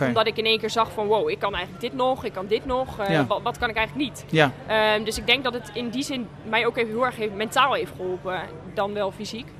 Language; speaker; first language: Dutch; native; Dutch